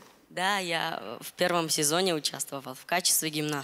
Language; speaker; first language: Russian; non-native, local second language; Tajik